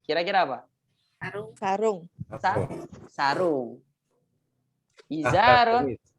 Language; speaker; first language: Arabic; non-native, fluent; Indonesian